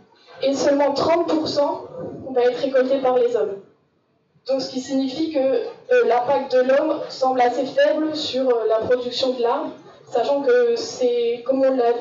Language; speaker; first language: French; native; French